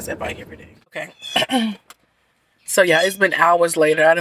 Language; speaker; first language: English; native; English